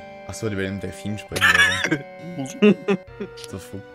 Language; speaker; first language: German; native; German